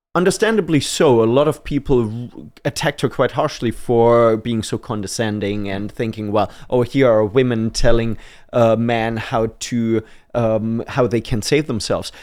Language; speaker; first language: English; non-native, fluent; German